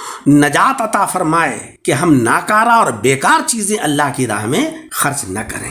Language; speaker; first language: Urdu; native; Urdu